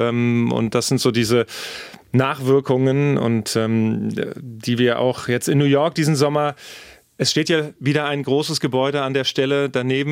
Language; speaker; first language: German; native; German